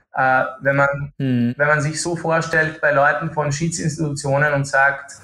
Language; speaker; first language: German; native; German